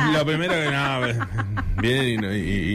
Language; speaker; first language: Spanish; native; Spanish